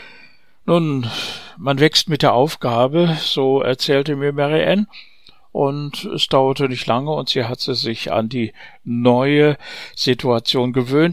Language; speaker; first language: German; native; German